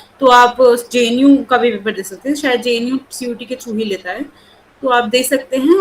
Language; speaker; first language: Hindi; native; Hindi